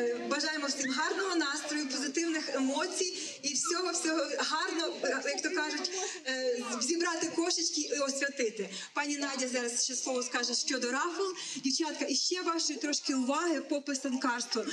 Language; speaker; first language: Ukrainian; native; Ukrainian